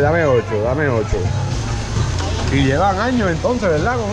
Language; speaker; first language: Spanish; native; Spanish